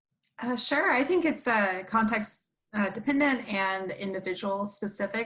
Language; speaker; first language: English; native; English